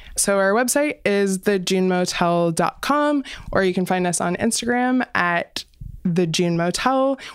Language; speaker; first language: English; native; English